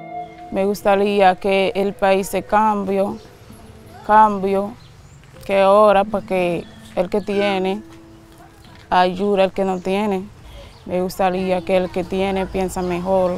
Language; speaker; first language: Spanish; early bilingual, heritage; Haitian Creole